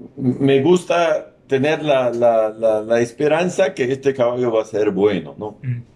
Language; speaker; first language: Spanish; non-native, fluent; Arabic